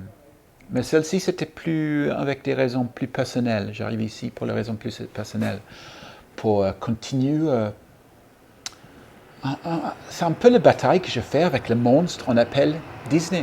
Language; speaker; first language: French; non-native, fluent; English